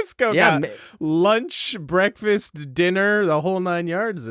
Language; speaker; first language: English; native; English